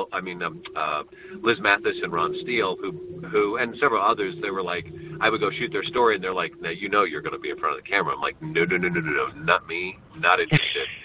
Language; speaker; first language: English; native; English